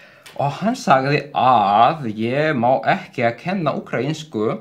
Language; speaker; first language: Icelandic; non-native, learner; Ukrainian